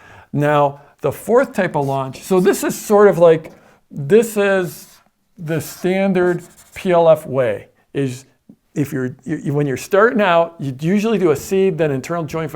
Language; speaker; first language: English; native; English